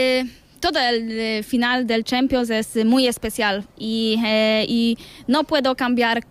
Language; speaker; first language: Spanish; non-native, learner; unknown